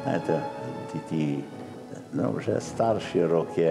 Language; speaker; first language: Ukrainian; early bilingual, heritage; Ukrainian